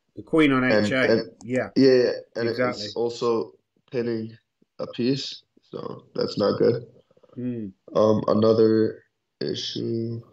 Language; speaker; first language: English; native; English